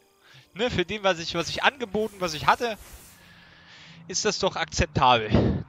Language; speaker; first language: German; native; German